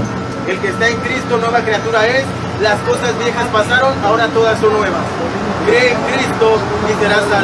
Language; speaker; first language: Spanish; native; Spanish